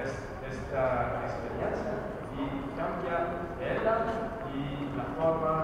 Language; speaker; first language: Spanish; non-native, learner; French